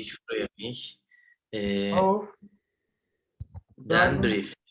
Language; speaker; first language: German; non-native, learner; Turkish